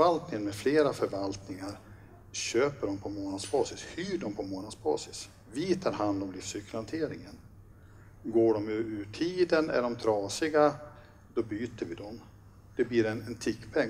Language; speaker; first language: Swedish; native; Swedish